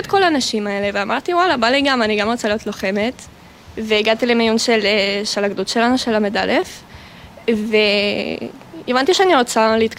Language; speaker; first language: Hebrew; non-native, fluent; Russian